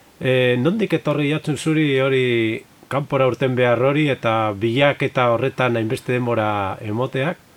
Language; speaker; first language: Basque; native; Basque